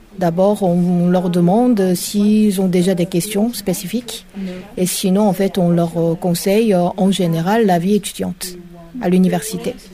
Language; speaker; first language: French; non-native, fluent; Korean